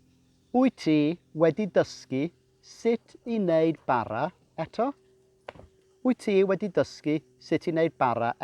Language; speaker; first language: Welsh; non-native, fluent; English